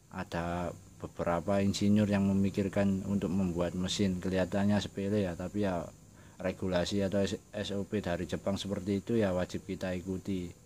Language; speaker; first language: Indonesian; non-native, local second language; Javanese